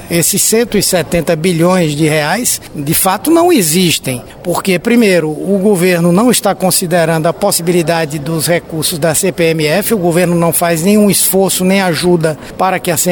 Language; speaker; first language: Portuguese; native; Portuguese